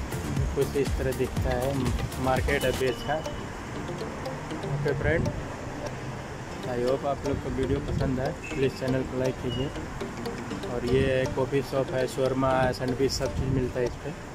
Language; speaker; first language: Hindi; non-native, local second language; Bhojpuri